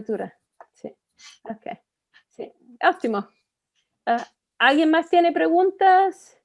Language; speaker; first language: Spanish; non-native, fluent; Italian